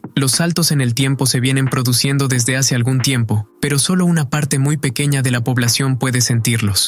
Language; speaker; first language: Spanish; native; Spanish